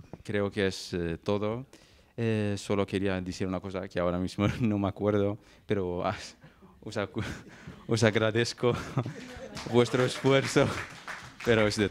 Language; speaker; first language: Spanish; non-native, fluent; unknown